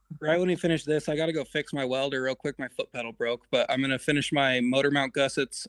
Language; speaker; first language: English; native; English